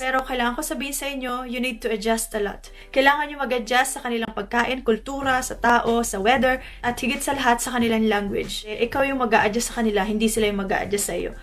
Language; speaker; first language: Filipino; native; Filipino